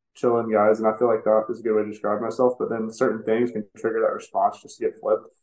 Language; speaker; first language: English; native; English